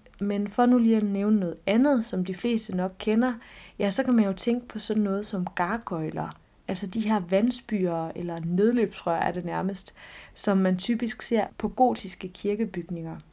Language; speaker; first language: Danish; native; Danish